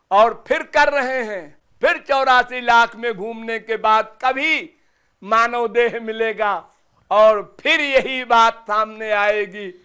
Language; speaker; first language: Hindi; native; Hindi